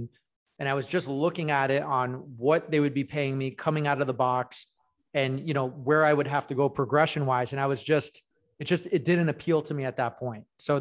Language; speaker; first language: English; native; English